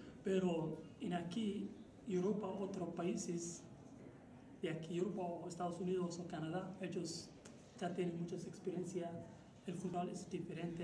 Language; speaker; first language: Spanish; non-native, learner; Arabic